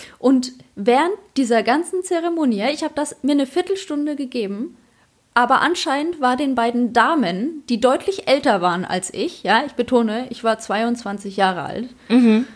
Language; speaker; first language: German; early bilingual, other home language; Polish